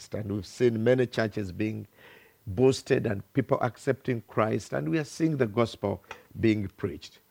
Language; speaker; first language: English; non-native, local second language; Ganda